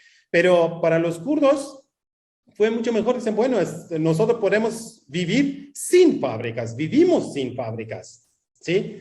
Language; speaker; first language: Spanish; non-native, fluent; Kurdish